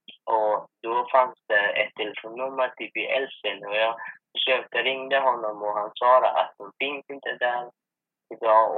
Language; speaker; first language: Swedish; non-native, fluent; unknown